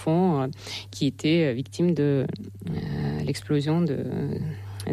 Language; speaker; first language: French; non-native, fluent; Russian